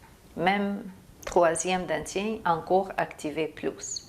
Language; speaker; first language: French; non-native, fluent; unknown